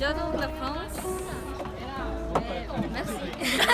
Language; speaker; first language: French; non-native, learner; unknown